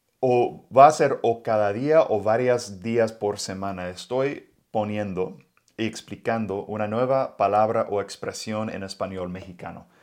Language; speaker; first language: Spanish; non-native, fluent; English